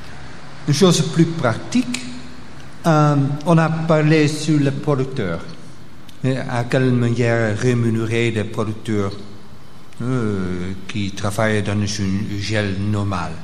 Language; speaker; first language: French; non-native, local second language; Dutch